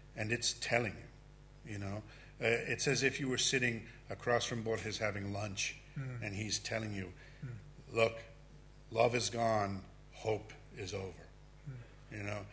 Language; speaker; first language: English; early bilingual, other home language; Spanish